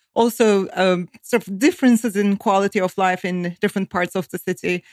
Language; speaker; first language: English; non-native, fluent; Turkish